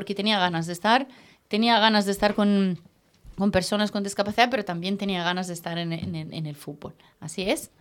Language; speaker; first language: Spanish; non-native, fluent; Arabic